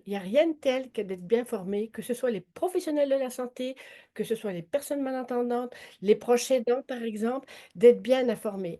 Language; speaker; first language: French; native; French